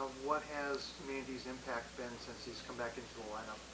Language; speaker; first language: English; native; English